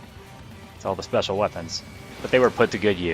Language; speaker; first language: English; native; English